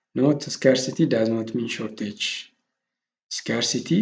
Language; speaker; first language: English; non-native, local second language; Amharic